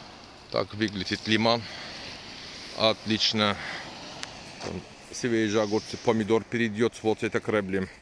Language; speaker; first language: Russian; non-native, learner; Turkish